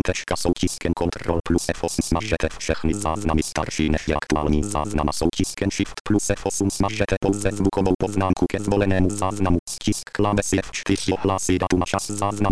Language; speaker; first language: Czech; native; Czech